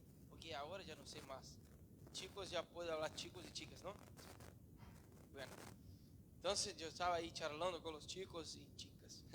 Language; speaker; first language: Spanish; non-native, learner; Portuguese